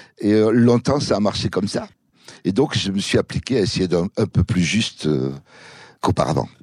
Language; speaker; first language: French; early bilingual, other home language; Kabyle